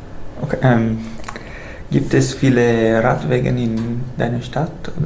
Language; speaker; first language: German; non-native, learner; Italian